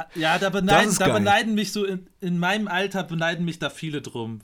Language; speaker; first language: German; native; German